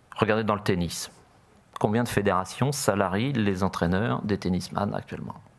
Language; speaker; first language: French; native; French